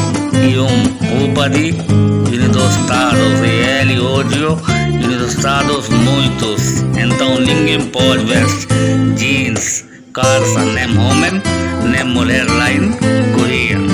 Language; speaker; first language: Portuguese; non-native, learner; Hindi